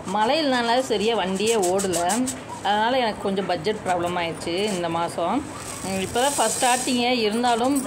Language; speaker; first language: Tamil; non-native, local second language; Telugu